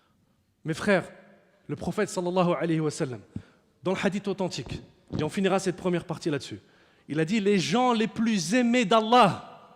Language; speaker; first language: French; native; French